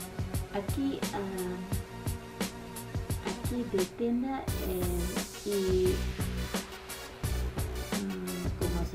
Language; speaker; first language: Spanish; non-native, learner; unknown